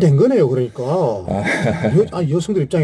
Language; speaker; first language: Korean; native; Korean